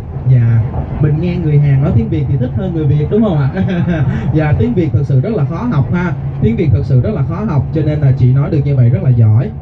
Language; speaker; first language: Vietnamese; native; Vietnamese